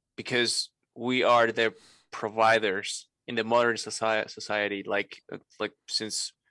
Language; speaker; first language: English; non-native, fluent; Spanish